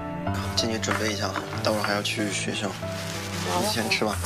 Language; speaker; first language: Chinese; native; Chinese